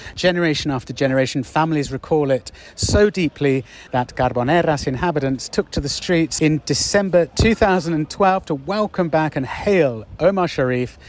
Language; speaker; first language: English; native; English